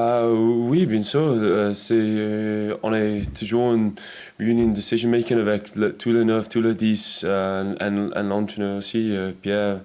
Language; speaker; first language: French; non-native, learner; English